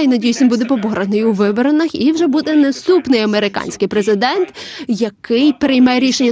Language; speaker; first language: Ukrainian; non-native, learner; Lithuanian